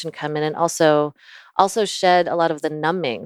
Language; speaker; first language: English; native; English